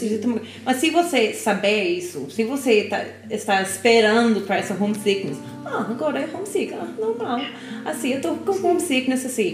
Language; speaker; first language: Portuguese; non-native, learner; English